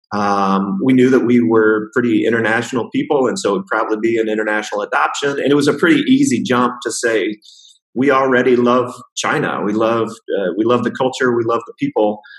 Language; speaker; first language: English; native; English